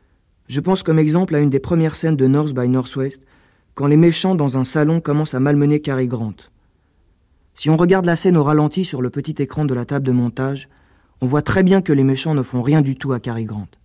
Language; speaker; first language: French; native; French